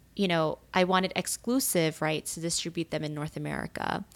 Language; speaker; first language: English; native; English